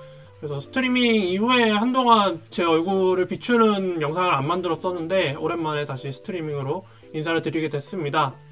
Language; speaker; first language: Korean; native; Korean